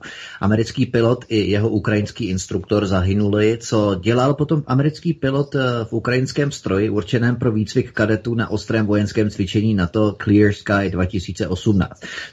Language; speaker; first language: Czech; native; Czech